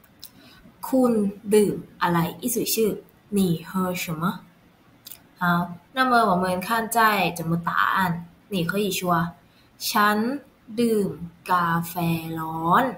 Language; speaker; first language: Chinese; non-native, learner; Thai